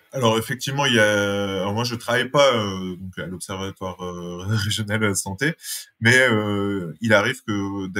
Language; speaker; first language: French; native; French